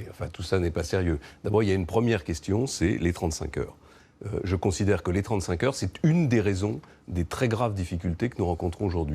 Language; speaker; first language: French; native; French